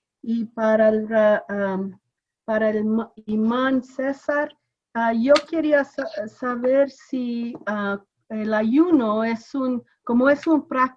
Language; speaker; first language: Spanish; non-native, fluent; English